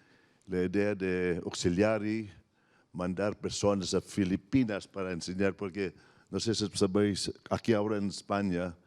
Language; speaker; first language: Spanish; non-native, fluent; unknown